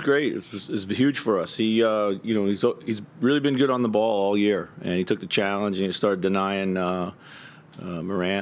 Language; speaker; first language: English; native; English